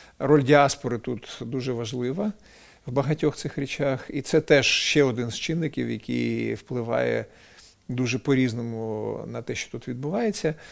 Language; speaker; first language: Ukrainian; non-native, local second language; Russian